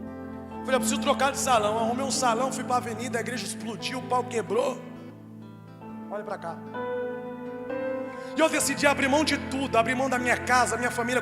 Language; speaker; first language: Portuguese; native; Portuguese